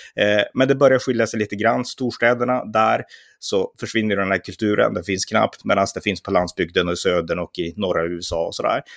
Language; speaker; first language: Swedish; native; Swedish